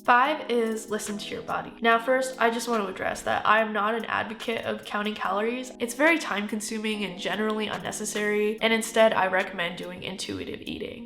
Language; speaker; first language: English; native; English